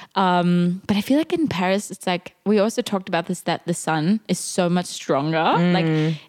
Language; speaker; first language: English; non-native, fluent; German